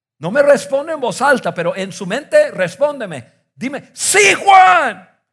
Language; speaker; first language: Spanish; non-native, fluent; English